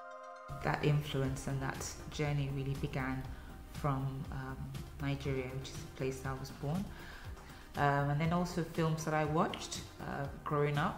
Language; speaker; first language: English; early bilingual, other home language; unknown